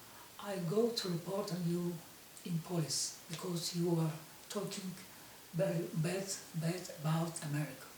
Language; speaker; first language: English; non-native, learner; Russian